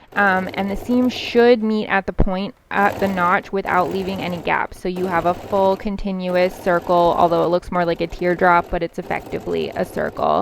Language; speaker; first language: English; native; English